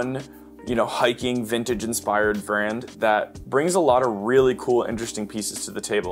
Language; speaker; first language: English; native; English